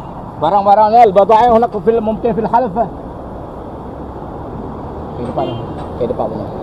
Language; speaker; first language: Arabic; non-native, learner; Malay